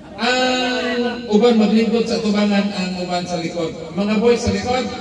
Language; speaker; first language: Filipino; non-native, local second language; Cebuano